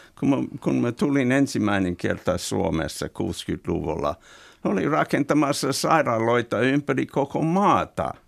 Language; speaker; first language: Finnish; non-native, fluent; English